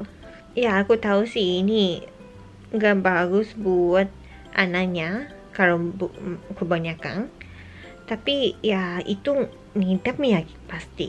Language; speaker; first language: Indonesian; non-native, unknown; Japanese